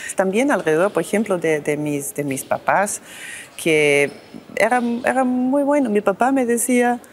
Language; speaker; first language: Spanish; non-native, fluent; German